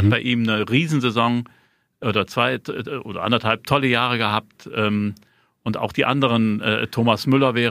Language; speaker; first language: German; native; German